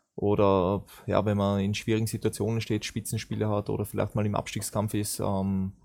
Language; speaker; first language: German; native; German